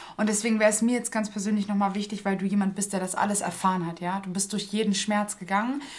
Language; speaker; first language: German; native; German